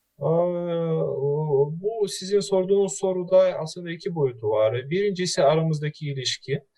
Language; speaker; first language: Turkish; non-native, fluent; Russian